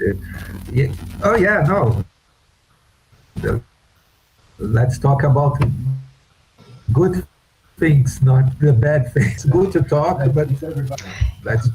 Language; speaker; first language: English; non-native, fluent; Portuguese